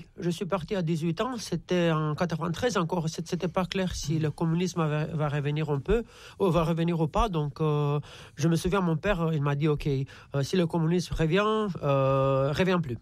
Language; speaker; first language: French; non-native, fluent; Romanian